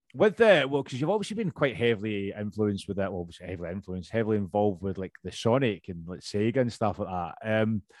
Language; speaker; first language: English; native; English